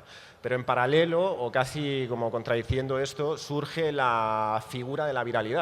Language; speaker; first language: Spanish; native; Spanish